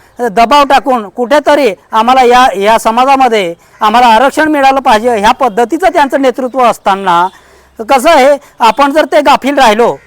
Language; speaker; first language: Marathi; non-native, local second language; Bhili